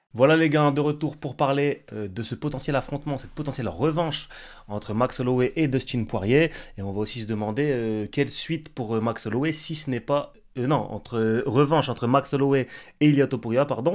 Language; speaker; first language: French; native; French